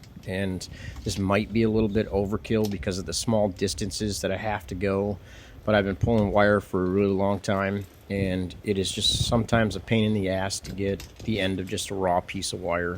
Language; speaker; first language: English; native; English